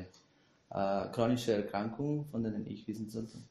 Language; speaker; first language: German; non-native, learner; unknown